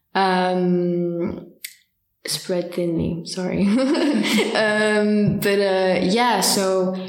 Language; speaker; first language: English; early bilingual, heritage; French